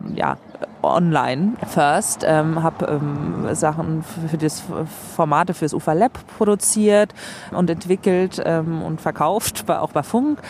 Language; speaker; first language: German; non-native, fluent; Swedish